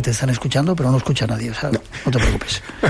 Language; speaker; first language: Spanish; native; Spanish